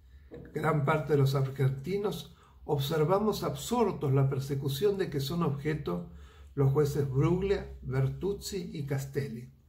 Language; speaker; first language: Spanish; native; Spanish